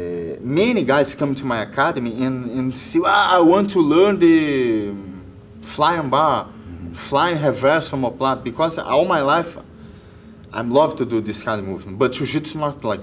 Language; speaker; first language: English; non-native, learner; Portuguese